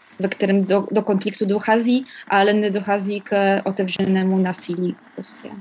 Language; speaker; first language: Czech; non-native, learner; Polish